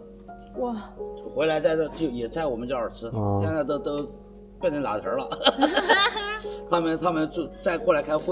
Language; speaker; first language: Chinese; native; Chinese